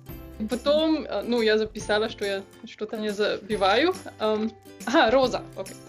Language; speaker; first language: Russian; non-native, learner; Slovenian